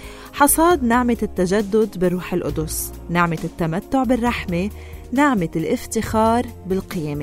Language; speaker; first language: Arabic; native; Arabic